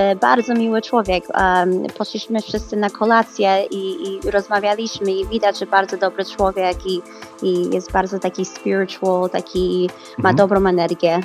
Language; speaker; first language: Polish; early bilingual, heritage; Polish